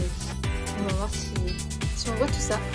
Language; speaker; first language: French; native; French